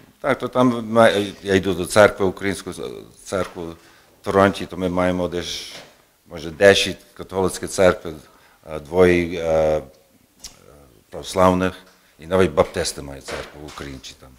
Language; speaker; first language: Ukrainian; early bilingual, heritage; Ukrainian